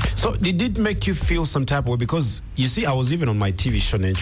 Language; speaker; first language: English; non-native, local second language; Ganda